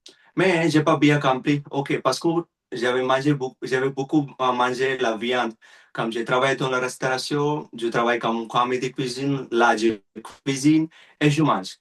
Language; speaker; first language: French; non-native, learner; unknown